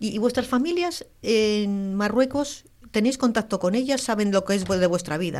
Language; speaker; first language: Spanish; native; Spanish